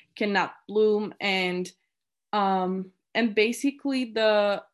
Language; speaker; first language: English; non-native, fluent; Polish